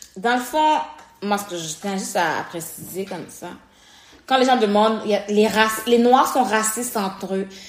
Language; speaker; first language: French; native; French